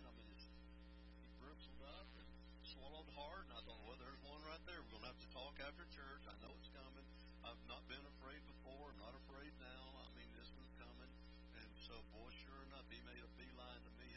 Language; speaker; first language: English; native; English